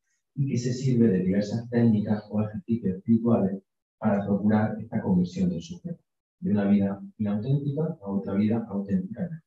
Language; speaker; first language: Spanish; native; Spanish